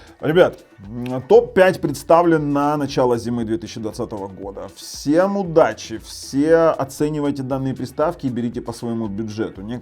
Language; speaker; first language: Russian; native; Russian